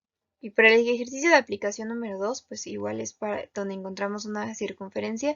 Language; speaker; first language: Spanish; native; Spanish